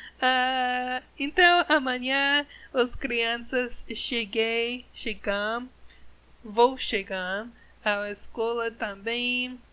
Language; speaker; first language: Portuguese; non-native, learner; English